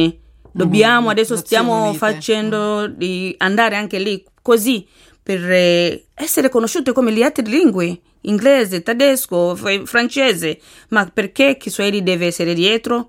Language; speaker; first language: Italian; non-native, learner; Swahili